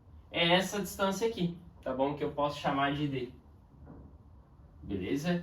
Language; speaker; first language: Portuguese; native; Portuguese